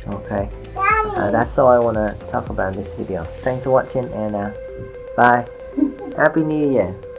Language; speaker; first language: English; non-native, fluent; Vietnamese